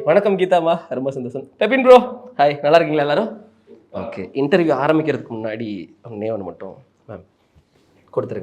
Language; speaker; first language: Tamil; native; Tamil